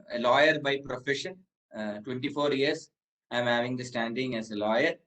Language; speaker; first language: English; non-native, local second language; Malayalam